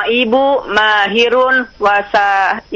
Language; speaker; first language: Arabic; non-native, learner; Indonesian